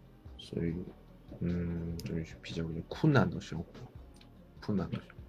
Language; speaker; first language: Chinese; non-native, learner; Korean